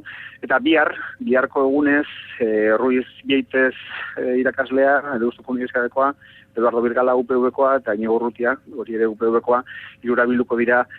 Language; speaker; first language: Basque; native; Basque